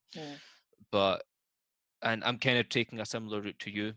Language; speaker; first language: English; native; English